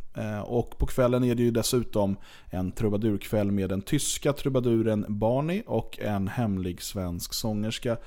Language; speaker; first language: Swedish; native; Swedish